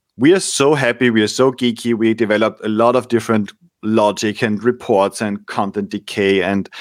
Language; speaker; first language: English; non-native, fluent; German